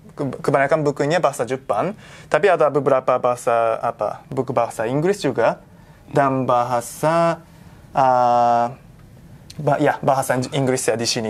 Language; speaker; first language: Indonesian; non-native, fluent; Japanese